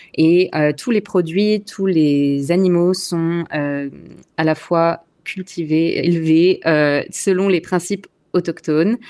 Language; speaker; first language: French; native; French